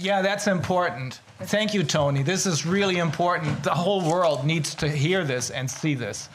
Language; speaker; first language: English; non-native, fluent; German